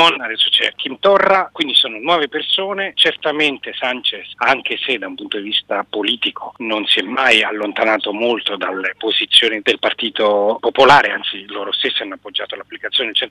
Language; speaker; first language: Italian; native; Italian